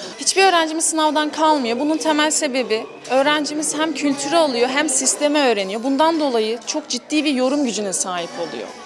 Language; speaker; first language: Turkish; early bilingual, heritage; Turkish